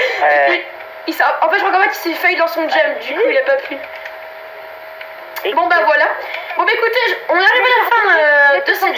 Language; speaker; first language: French; native; French